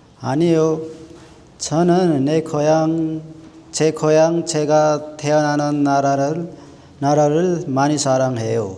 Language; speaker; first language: Korean; non-native, learner; Nepali